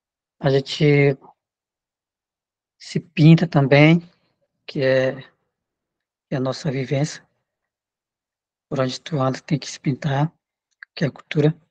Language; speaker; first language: Portuguese; non-native, local second language; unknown